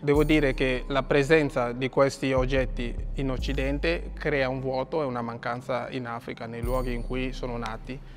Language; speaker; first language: Italian; non-native, fluent; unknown